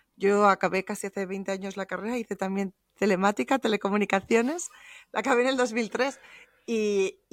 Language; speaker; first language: Spanish; native; Spanish